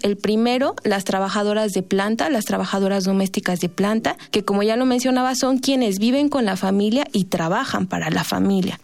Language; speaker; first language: Spanish; native; Spanish